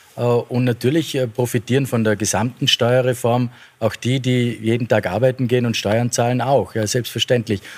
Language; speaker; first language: German; native; German